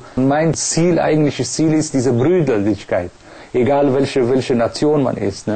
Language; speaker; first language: German; non-native, fluent; Persian